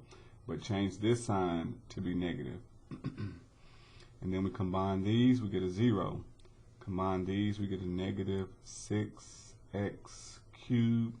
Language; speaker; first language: English; native; English